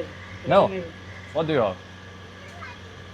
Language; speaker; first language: English; non-native, learner; French